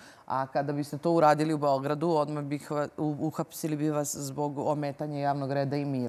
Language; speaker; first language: Serbian; native; Serbian